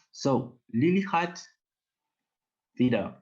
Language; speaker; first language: German; non-native, learner; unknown